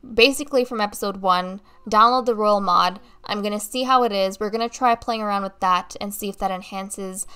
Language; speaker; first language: English; native; English